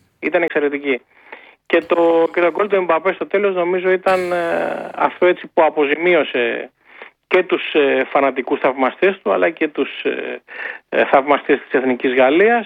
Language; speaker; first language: Greek; native; Greek